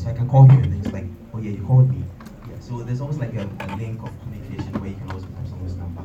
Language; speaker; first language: English; non-native, local second language; Ga